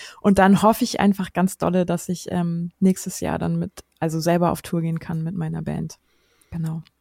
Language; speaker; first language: German; native; German